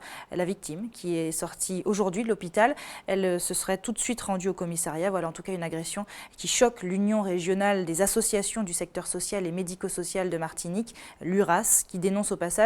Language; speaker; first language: French; native; French